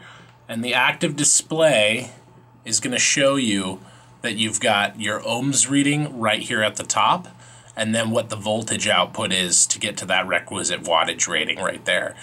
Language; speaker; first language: English; native; English